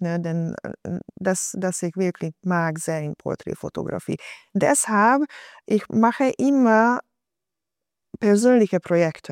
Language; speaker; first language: German; non-native, fluent; Hungarian